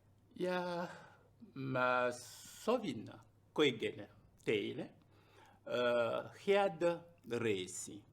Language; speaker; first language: Estonian; non-native, learner; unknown